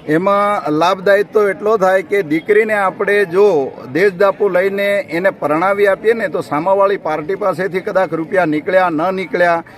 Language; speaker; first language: Gujarati; non-native, local second language; Bhili